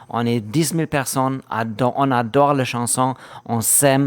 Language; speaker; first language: French; non-native, fluent; German